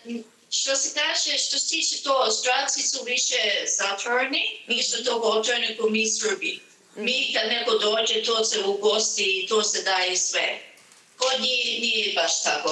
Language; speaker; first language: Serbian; early bilingual, heritage; Serbian